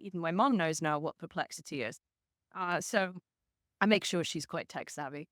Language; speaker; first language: English; native; English